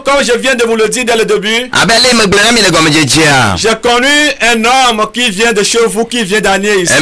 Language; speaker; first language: French; non-native, local second language; Ewe